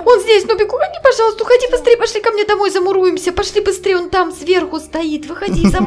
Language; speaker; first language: Russian; native; Russian